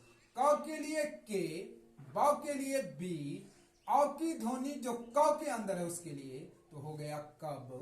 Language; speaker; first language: Hindi; native; Hindi